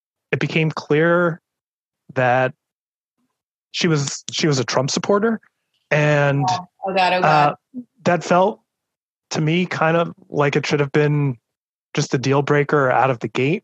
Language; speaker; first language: English; native; English